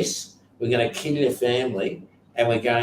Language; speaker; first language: English; native; English